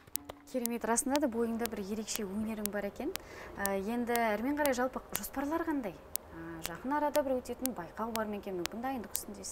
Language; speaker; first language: Kazakh; native; Kazakh